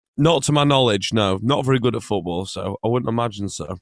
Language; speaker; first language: English; native; English